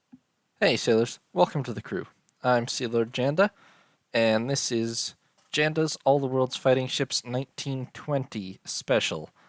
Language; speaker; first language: English; native; English